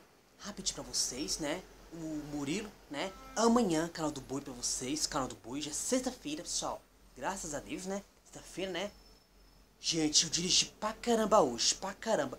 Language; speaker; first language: Portuguese; native; Portuguese